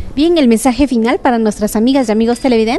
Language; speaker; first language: Spanish; native; Spanish